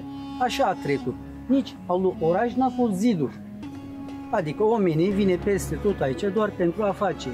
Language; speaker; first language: Romanian; non-native, learner; Turkish